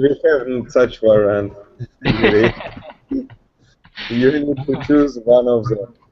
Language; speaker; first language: English; non-native, learner; Russian